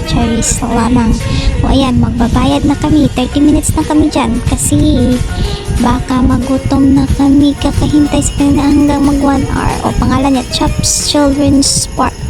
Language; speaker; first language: Filipino; non-native, local second language; Hiligaynon